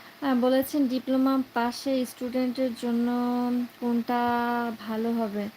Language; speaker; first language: Bangla; native; Bangla